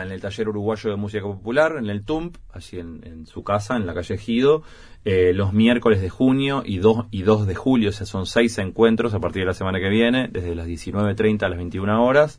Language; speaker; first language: Spanish; native; Spanish